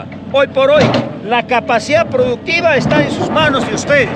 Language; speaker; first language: Spanish; native; Spanish